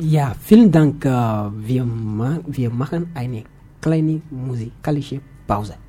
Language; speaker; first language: German; non-native, fluent; French